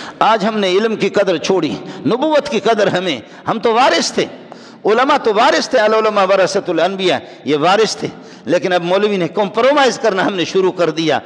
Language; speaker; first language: Urdu; non-native, local second language; Baluchi